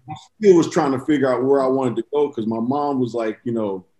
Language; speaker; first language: English; native; English